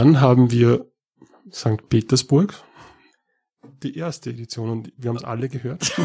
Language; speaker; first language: German; native; German